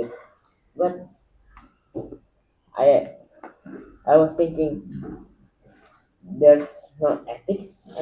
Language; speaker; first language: English; non-native, learner; Indonesian